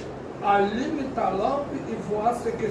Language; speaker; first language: French; non-native, learner; Portuguese